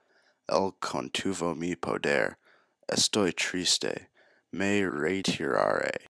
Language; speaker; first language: Spanish; non-native, learner; English